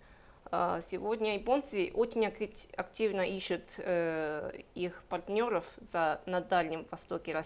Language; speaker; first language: Russian; non-native, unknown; Japanese